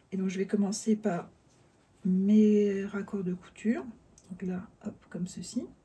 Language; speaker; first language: French; native; French